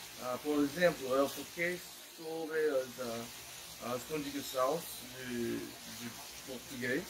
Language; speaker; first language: Portuguese; non-native, learner; English